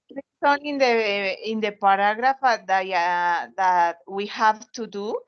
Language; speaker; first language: English; non-native, learner; Spanish